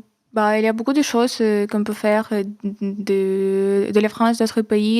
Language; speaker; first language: French; non-native, fluent; Ukrainian